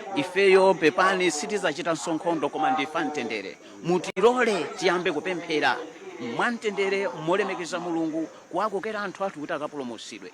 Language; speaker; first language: Nyanja; native; Nyanja